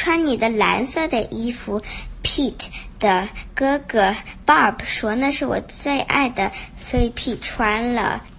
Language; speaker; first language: Chinese; early bilingual, heritage; Chinese